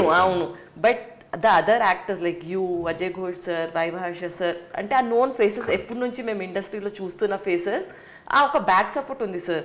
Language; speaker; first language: Telugu; non-native, local second language; Hindi